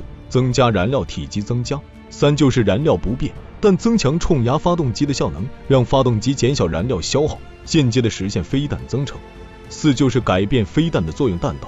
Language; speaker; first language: Chinese; native; Chinese